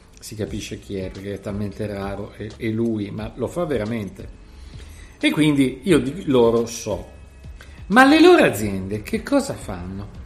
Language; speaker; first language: Italian; native; Italian